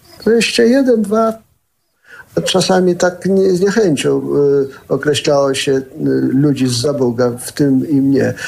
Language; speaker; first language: Polish; early bilingual, heritage; Polish